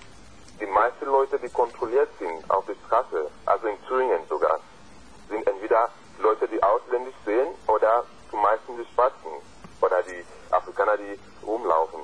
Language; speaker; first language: German; non-native, fluent; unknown